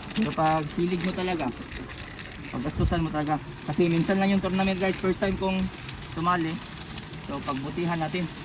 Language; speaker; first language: Filipino; non-native, local second language; Cebuano